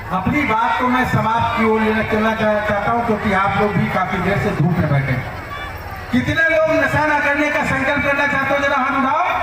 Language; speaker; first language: Hindi; native; Hindi